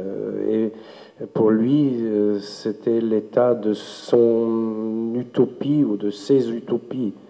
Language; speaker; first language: French; non-native, fluent; German